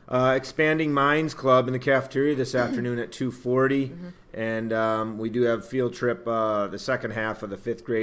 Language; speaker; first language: English; native; English